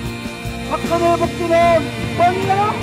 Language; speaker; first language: Korean; native; Korean